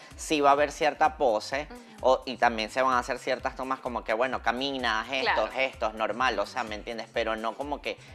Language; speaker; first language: Spanish; native; Spanish